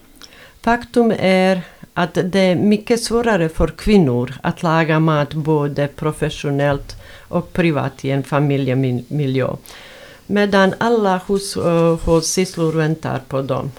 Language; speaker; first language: Swedish; non-native, fluent; Bosnian